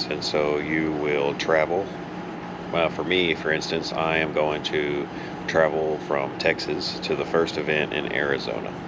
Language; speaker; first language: English; native; English